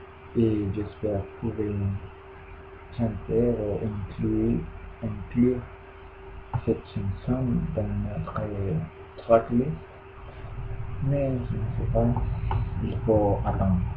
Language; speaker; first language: French; non-native, learner; Spanish